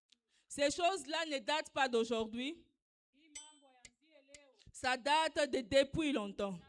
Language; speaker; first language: French; non-native, local second language; Swahili